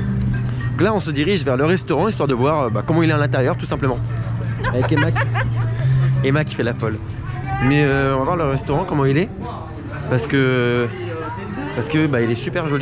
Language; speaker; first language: French; native; French